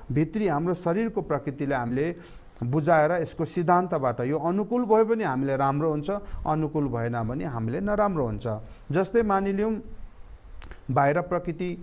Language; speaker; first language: Nepali; non-native, local second language; Eastern Tamang